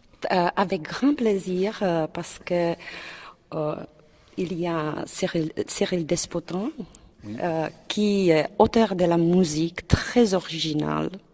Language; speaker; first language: French; non-native, fluent; Czech